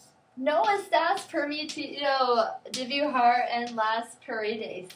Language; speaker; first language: Spanish; non-native, learner; English